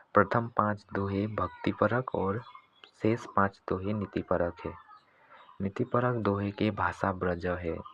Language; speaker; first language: Hindi; non-native, local second language; Assamese